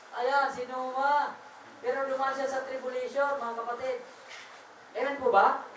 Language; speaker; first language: Filipino; non-native, local second language; Waray